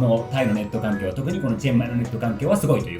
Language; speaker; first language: Japanese; native; Japanese